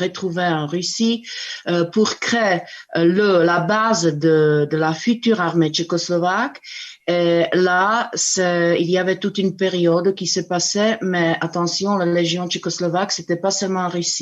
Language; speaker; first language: French; non-native, fluent; Czech